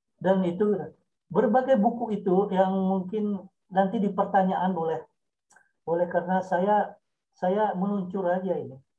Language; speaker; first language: Indonesian; non-native, local second language; Minangkabau